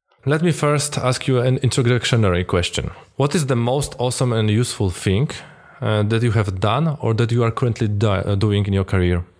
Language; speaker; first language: English; non-native, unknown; Polish